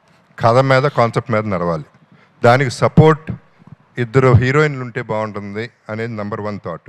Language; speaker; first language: Telugu; native; Telugu